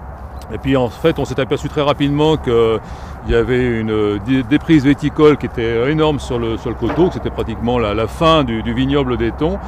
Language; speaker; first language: French; native; French